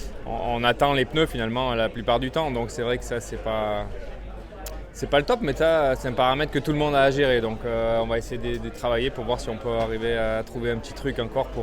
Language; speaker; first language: French; native; French